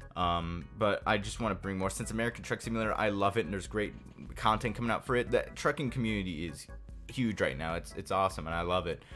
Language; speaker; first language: English; native; English